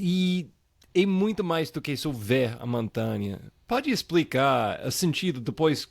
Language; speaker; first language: Portuguese; non-native, fluent; English